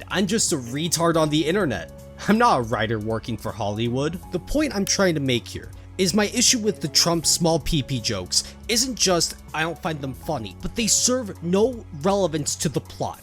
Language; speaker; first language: English; native; English